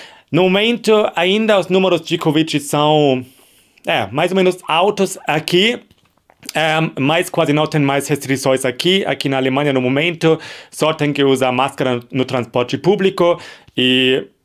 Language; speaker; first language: Portuguese; non-native, fluent; German